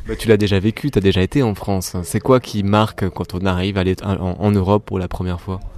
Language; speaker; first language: French; native; French